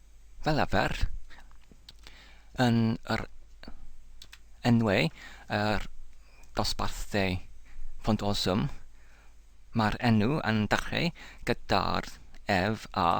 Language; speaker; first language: Welsh; non-native, learner; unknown